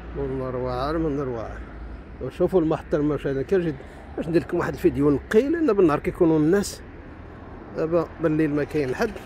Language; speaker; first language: Arabic; native; Arabic